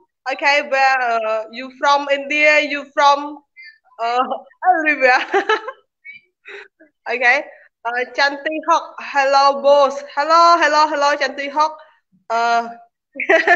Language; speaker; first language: English; non-native, learner; Khmer